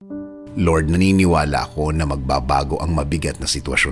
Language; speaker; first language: Filipino; native; Filipino